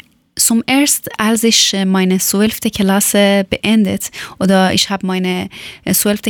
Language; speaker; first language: German; non-native, learner; Persian